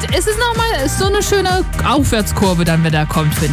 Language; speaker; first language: German; native; German